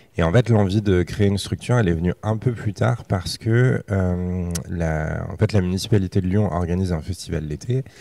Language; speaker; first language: French; native; French